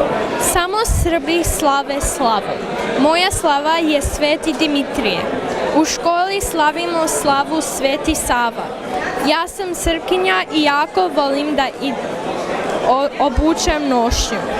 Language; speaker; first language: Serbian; early bilingual, heritage; Serbian